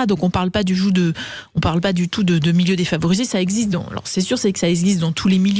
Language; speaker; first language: French; native; French